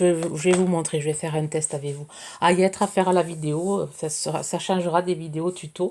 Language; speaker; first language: French; native; French